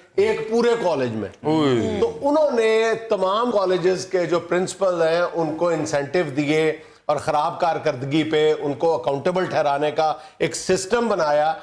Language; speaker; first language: Urdu; non-native, local second language; Punjabi